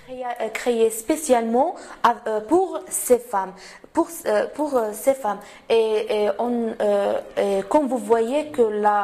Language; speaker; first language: French; non-native, local second language; Arabic